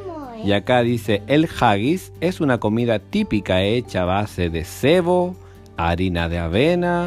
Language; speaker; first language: Spanish; native; Spanish